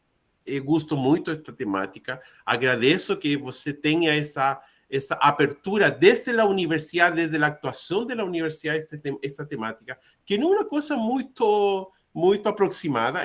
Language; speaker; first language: Portuguese; non-native, learner; Spanish